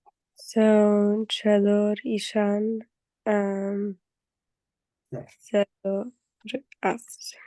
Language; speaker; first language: Persian; non-native, learner; English